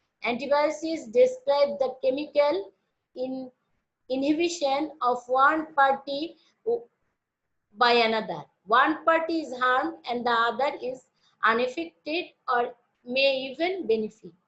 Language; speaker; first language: English; non-native, local second language; Bangla